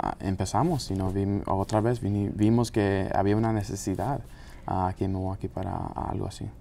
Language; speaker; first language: Spanish; non-native, local second language; English